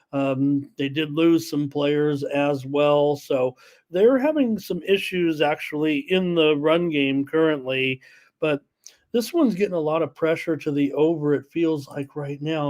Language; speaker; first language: English; native; English